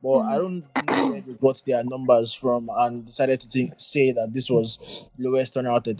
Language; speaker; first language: English; non-native, local second language; Yoruba